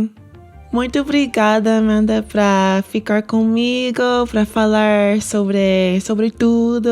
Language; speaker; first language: Portuguese; non-native, learner; English